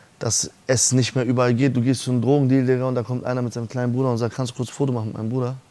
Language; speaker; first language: German; early bilingual, other home language; Persian